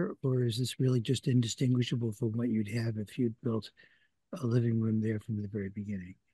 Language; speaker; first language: English; native; English